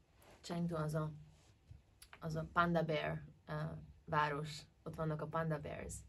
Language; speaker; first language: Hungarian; early bilingual, heritage; Hungarian